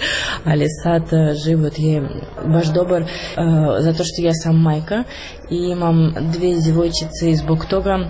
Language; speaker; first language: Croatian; non-native, learner; Russian